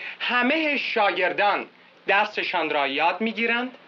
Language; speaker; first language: Persian; non-native, learner; English